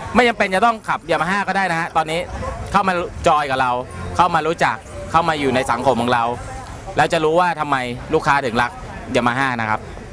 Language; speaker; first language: Thai; native; Thai